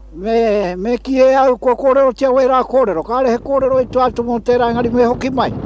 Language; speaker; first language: Māori; native; Māori